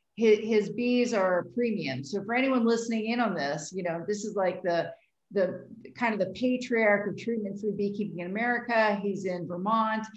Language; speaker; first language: English; native; English